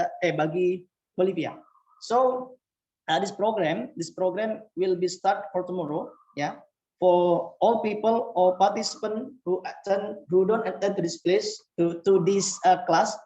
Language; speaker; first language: English; non-native, fluent; Indonesian